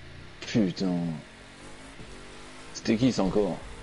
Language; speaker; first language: French; native; French